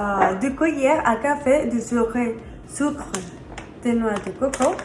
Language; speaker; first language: French; non-native, learner; Spanish